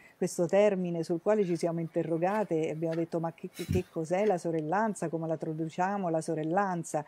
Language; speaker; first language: Italian; native; Italian